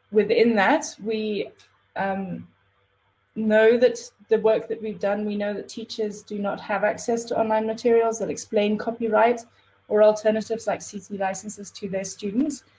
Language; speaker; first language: English; native; English